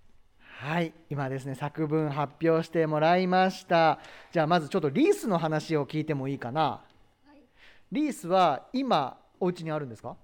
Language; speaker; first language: Japanese; native; Japanese